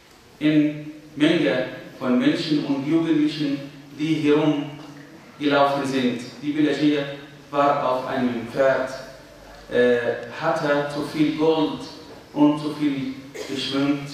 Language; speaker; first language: German; non-native, fluent; Arabic